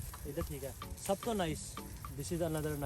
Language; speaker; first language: Punjabi; native; Punjabi